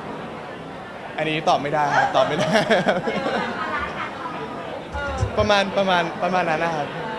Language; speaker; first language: Thai; non-native, local second language; English